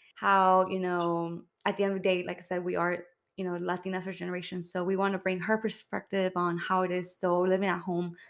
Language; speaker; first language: English; early bilingual, other home language; Spanish